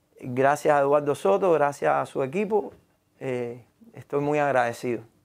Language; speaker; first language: Spanish; native; Spanish